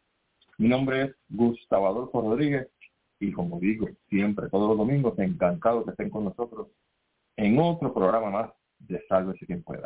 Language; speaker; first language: Spanish; native; Spanish